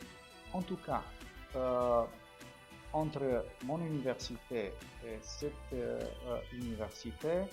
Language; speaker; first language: French; non-native, fluent; Romanian